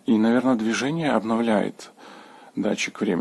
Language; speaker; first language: Russian; native; Russian